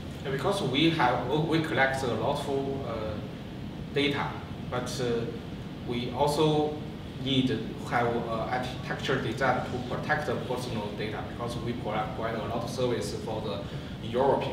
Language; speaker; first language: English; non-native, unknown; Chinese